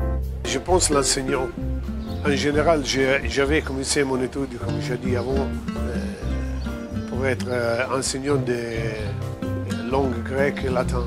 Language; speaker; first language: French; non-native, fluent; Italian